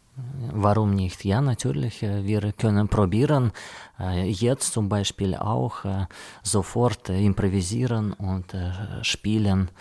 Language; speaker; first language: German; non-native, learner; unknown